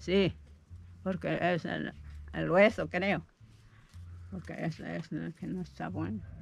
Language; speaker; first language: Spanish; non-native, local second language; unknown